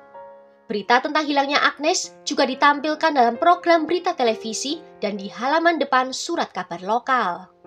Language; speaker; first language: Indonesian; native; Indonesian